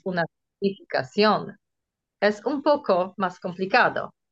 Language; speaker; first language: Spanish; non-native, fluent; Polish